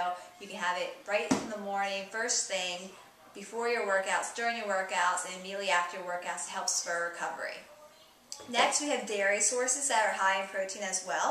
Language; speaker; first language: English; native; English